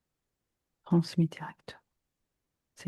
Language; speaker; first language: French; native; French